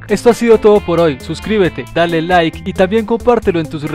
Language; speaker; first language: Spanish; native; Spanish